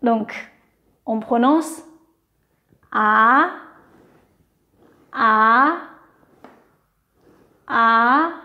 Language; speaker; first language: French; non-native, fluent; Chinese